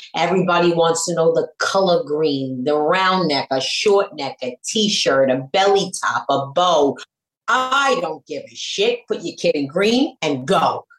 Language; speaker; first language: English; native; English